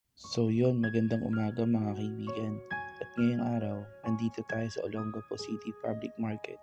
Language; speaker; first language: Filipino; native; Filipino